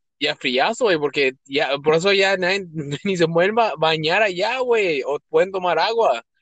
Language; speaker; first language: Spanish; early bilingual, heritage; Spanish